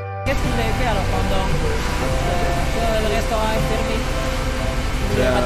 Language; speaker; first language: French; non-native, fluent; Indonesian